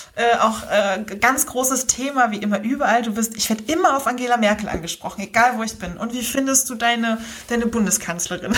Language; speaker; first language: German; native; German